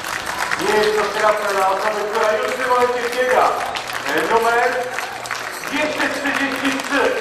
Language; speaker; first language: Polish; native; Polish